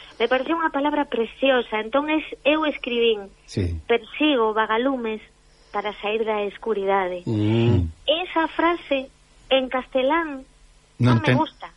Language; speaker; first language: Galician; non-native, local second language; Spanish